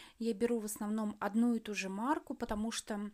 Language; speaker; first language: Russian; native; Russian